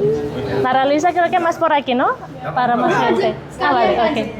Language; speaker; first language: Spanish; non-native, learner; Indonesian